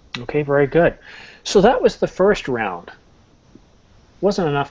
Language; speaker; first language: English; native; English